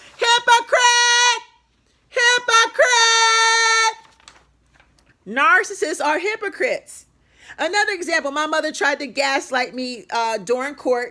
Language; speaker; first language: English; native; English